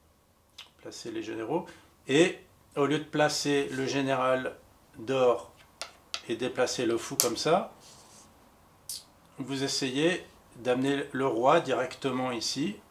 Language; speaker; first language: French; native; French